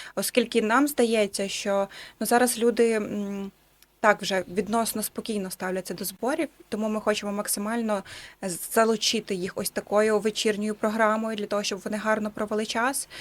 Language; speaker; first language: Ukrainian; native; Ukrainian